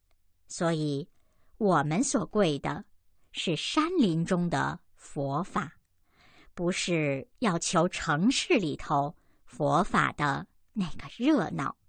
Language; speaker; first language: Chinese; native; Chinese